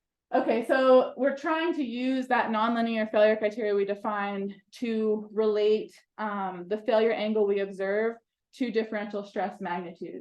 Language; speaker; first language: English; native; English